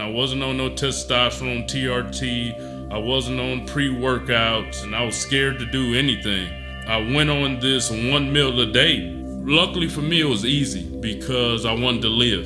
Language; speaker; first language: English; native; English